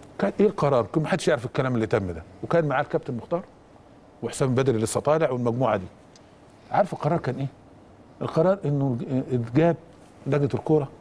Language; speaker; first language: Egyptian Arabic; native; Egyptian Arabic